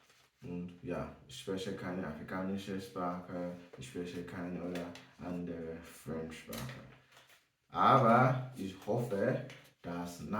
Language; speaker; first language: German; non-native, learner; English